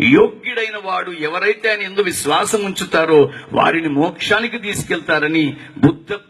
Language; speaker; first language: Telugu; non-native, local second language; Tamil